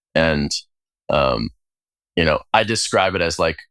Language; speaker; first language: English; native; English